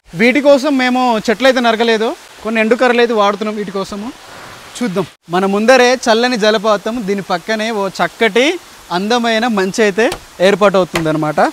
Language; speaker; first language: Telugu; non-native, local second language; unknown